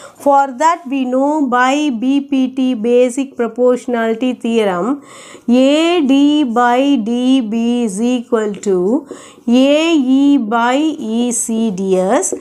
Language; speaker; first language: English; non-native, local second language; Tamil